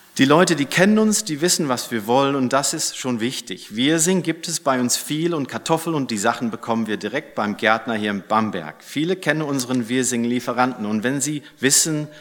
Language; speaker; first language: German; non-native, fluent; English